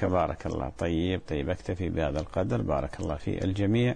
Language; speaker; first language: Arabic; native; Arabic